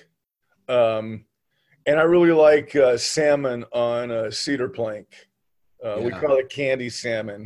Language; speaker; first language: English; native; English